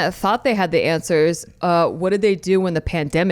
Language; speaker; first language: English; native; English